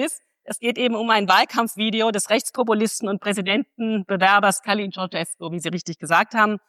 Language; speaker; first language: German; native; German